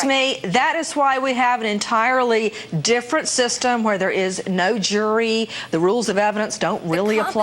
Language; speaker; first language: English; native; English